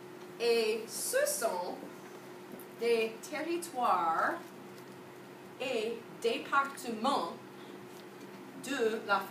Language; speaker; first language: French; non-native, fluent; English